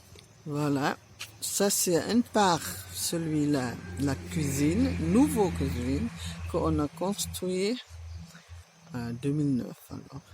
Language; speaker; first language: French; non-native, learner; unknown